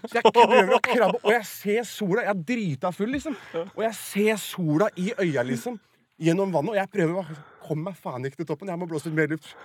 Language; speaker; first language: Norwegian; native; Norwegian